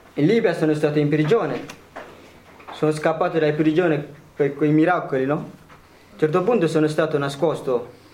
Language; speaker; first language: Italian; non-native, fluent; Tigrinya